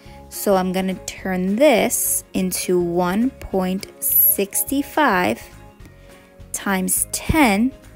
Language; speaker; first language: English; native; English